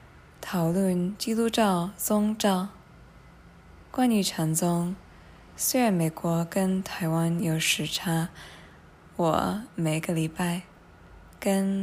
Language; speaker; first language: Chinese; non-native, fluent; English